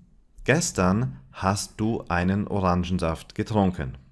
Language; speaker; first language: German; non-native, fluent; English